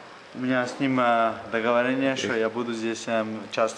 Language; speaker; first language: Russian; non-native, learner; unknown